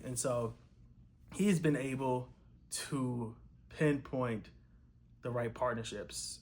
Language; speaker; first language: English; native; English